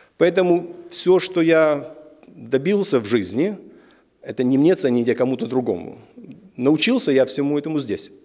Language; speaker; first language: Russian; native; Russian